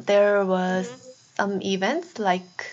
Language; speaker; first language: English; non-native, fluent; Korean